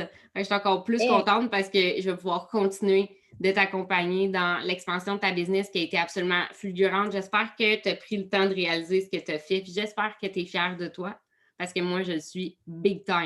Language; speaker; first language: French; native; French